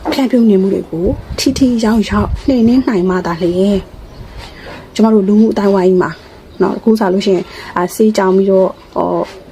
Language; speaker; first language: Burmese; native; Burmese